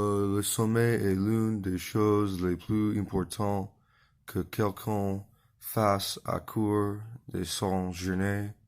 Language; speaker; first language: French; non-native, learner; English